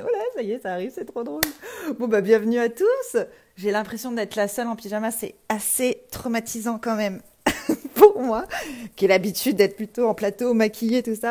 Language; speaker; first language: French; native; French